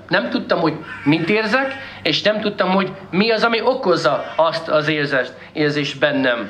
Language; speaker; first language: Hungarian; non-native, fluent; English